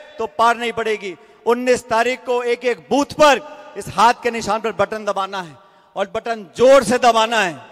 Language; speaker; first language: Hindi; native; Hindi